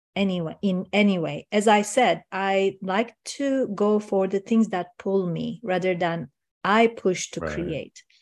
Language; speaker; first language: English; non-native, fluent; Turkish